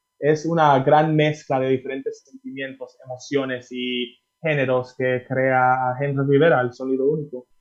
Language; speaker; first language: Spanish; early bilingual, heritage; Spanish